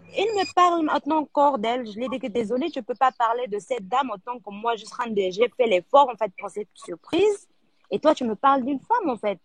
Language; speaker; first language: French; non-native, local second language; Arabic